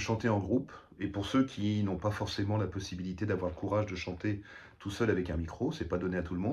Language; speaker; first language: French; native; French